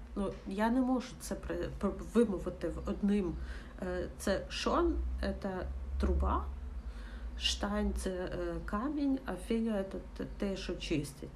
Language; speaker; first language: Ukrainian; non-native, local second language; Russian